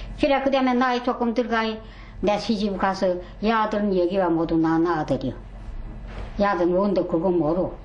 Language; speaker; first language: Korean; early bilingual, heritage; Korean